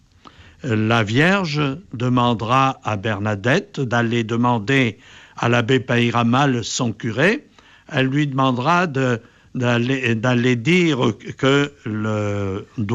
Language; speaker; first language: French; native; French